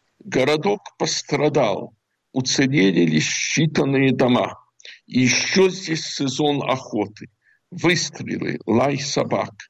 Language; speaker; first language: Russian; native; Russian